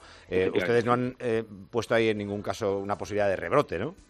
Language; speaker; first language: Spanish; native; Spanish